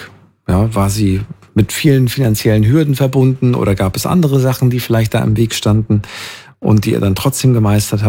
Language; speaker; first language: German; native; German